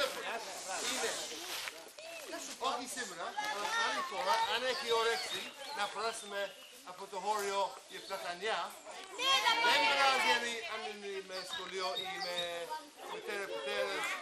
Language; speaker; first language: Greek; non-native, learner; English